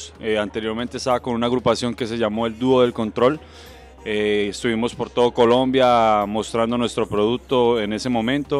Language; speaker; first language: Spanish; native; Spanish